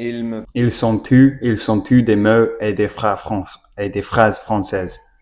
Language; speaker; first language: French; non-native, learner; English